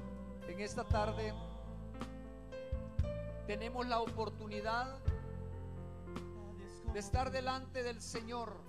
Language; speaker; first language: Spanish; native; Spanish